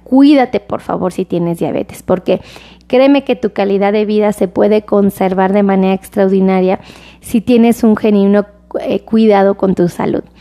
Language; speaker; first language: Spanish; native; Spanish